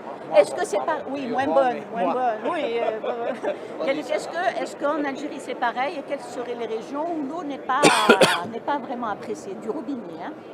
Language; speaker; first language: French; non-native, fluent; Spanish